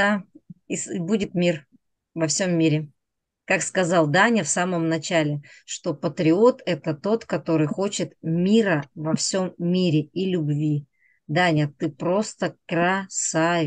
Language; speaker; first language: Russian; native; Russian